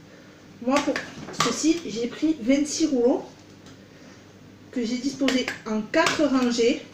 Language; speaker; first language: French; native; French